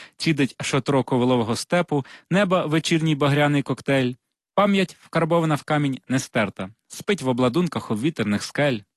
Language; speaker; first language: Ukrainian; non-native, local second language; Russian